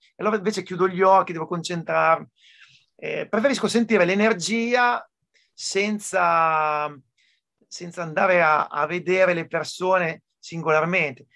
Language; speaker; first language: Italian; native; Italian